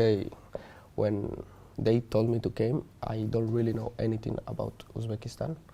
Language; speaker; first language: English; non-native, learner; Spanish